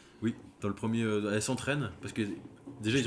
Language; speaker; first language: French; native; French